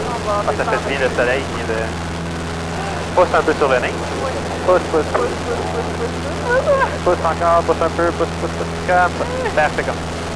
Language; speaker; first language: French; native; French